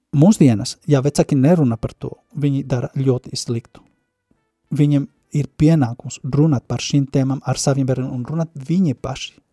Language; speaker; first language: Latvian; non-native, fluent; Spanish